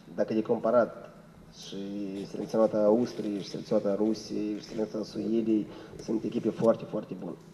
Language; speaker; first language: Romanian; non-native, local second language; Russian